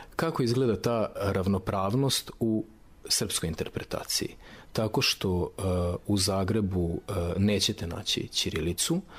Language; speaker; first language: Serbian; native; Serbian